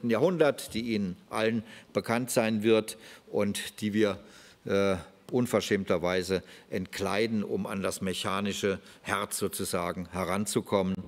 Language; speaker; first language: German; native; German